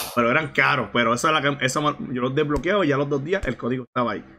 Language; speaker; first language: Spanish; native; Spanish